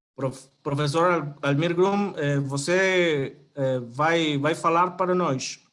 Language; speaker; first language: Portuguese; non-native, learner; Spanish